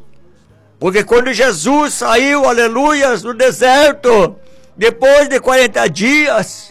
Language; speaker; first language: Portuguese; native; Portuguese